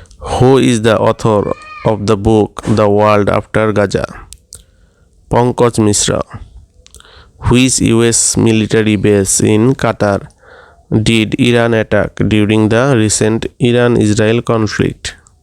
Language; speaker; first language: English; non-native, local second language; Bangla